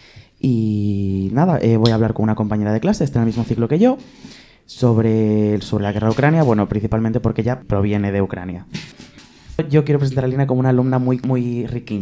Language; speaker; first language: Spanish; native; Spanish